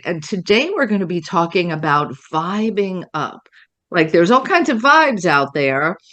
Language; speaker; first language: English; native; English